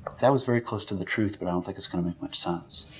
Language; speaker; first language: English; native; English